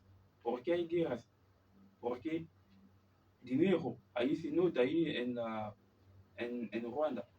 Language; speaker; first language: Spanish; non-native, learner; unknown